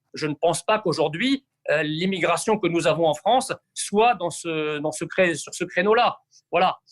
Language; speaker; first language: French; early bilingual, other home language; Arabic